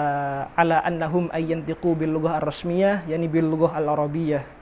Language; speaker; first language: Arabic; non-native, fluent; Indonesian